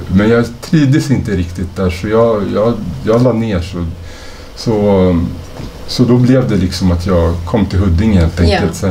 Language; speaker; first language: Swedish; native; Swedish